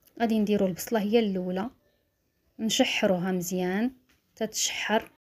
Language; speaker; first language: Arabic; native; Arabic